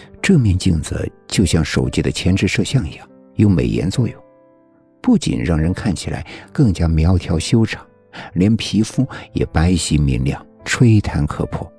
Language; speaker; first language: Chinese; native; Chinese